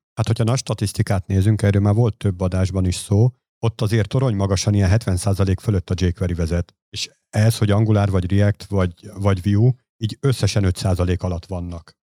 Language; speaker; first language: Hungarian; native; Hungarian